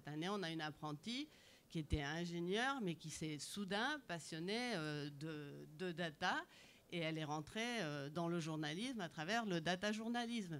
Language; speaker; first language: French; native; French